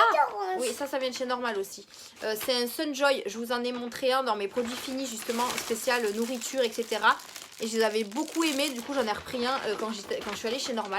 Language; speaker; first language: French; native; French